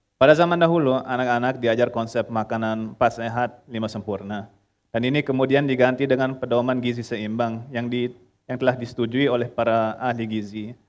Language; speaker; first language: Indonesian; early bilingual, heritage; Indonesian